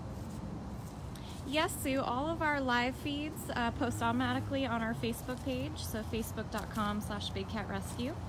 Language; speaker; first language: English; native; English